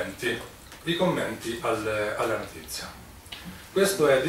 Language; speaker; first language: Italian; native; Italian